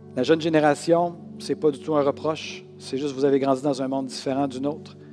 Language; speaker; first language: French; native; French